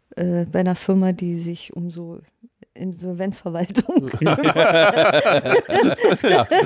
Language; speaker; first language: German; native; German